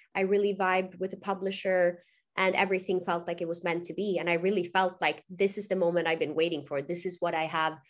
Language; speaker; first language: English; non-native, fluent; Swedish